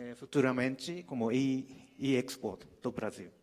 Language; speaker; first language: Portuguese; non-native, learner; Japanese